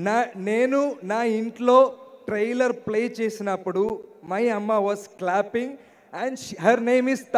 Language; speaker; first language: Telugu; non-native, learner; Malayalam